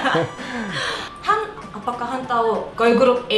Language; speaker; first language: Indonesian; non-native, learner; Korean